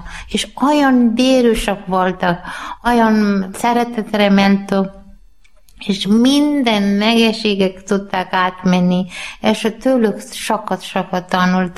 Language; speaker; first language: Hungarian; non-native, learner; Malayalam